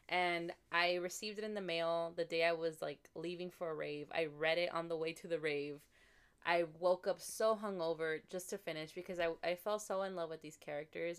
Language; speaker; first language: English; native; English